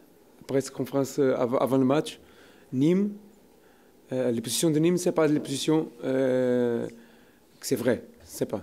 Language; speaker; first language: French; non-native, learner; Portuguese